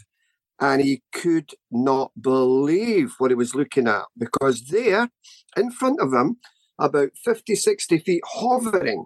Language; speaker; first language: English; native; English